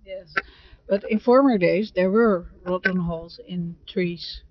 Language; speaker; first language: English; non-native, fluent; Dutch